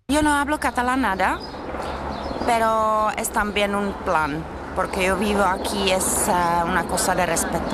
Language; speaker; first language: Spanish; non-native, learner; Czech